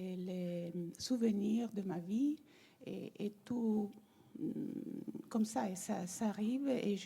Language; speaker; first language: French; non-native, learner; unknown